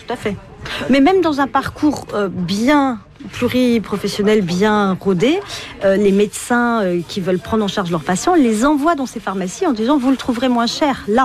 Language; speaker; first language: French; native; French